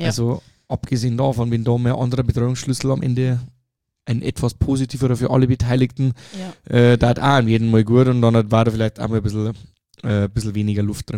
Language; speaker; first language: German; native; German